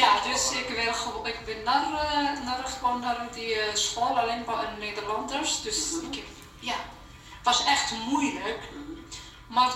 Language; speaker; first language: Dutch; non-native, learner; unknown